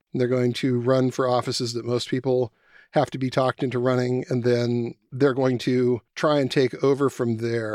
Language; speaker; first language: English; native; English